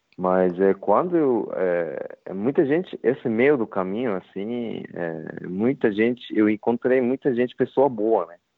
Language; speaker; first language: Portuguese; non-native, learner; Japanese